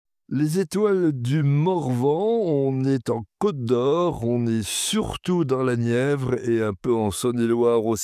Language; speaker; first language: French; native; French